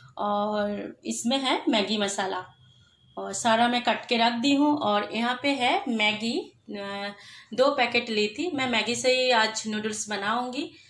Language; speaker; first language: Hindi; non-native, local second language; Bangla